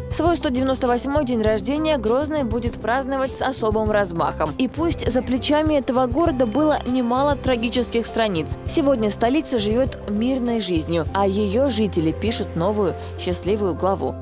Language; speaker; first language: Russian; native; Russian